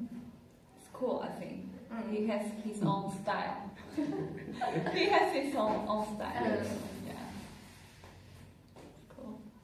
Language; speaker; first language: English; non-native, learner; Chinese